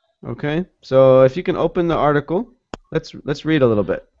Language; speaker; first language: English; native; English